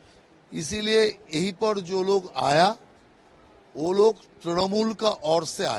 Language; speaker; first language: Hindi; non-native, local second language; Bangla